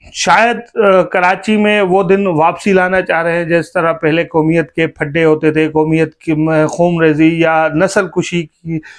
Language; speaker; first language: Urdu; native; Urdu